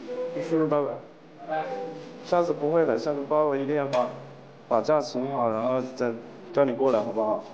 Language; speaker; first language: Chinese; native; Chinese